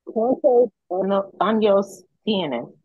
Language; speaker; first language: Spanish; non-native, learner; English